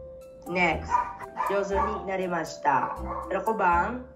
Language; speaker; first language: Japanese; non-native, fluent; Filipino